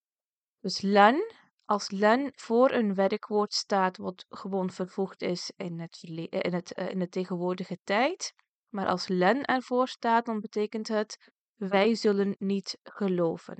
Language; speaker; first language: Dutch; early bilingual, other home language; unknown